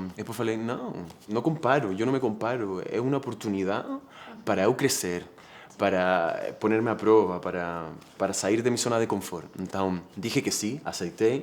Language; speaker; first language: Portuguese; non-native, fluent; Spanish